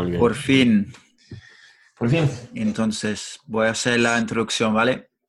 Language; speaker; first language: Spanish; non-native, fluent; English